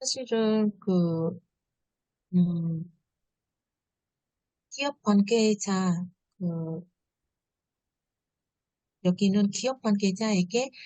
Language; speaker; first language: Korean; non-native, fluent; Vietnamese